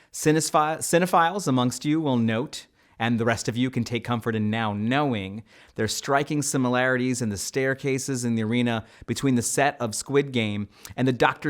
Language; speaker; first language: English; native; English